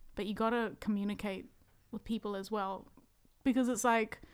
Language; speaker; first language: English; native; English